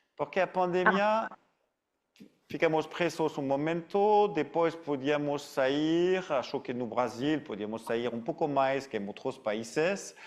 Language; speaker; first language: Portuguese; non-native, fluent; French